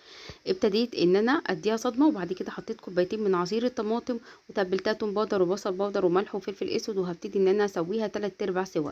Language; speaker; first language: Arabic; native; Arabic